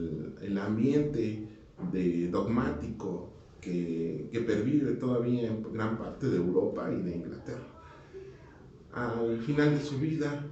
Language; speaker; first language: Spanish; native; Spanish